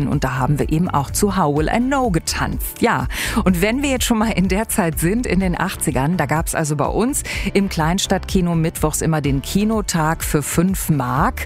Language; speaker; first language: German; native; German